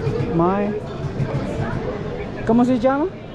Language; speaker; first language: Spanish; non-native, learner; Filipino